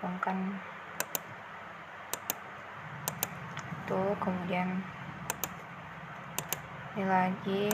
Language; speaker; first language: Indonesian; native; Indonesian